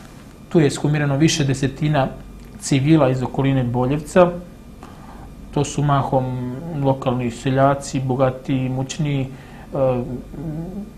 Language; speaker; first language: Serbian; native; Serbian